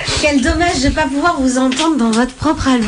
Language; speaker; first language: French; native; French